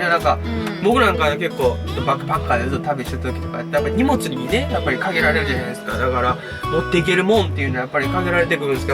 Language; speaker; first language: Japanese; native; Japanese